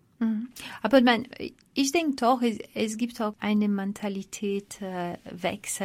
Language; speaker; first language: German; non-native, fluent; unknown